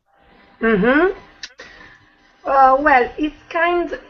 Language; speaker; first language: English; non-native, learner; Italian